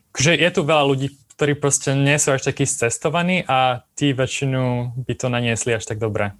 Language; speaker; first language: Slovak; native; Slovak